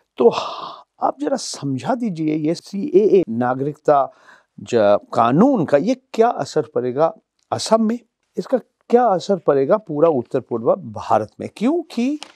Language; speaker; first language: Hindi; non-native, local second language; Bangla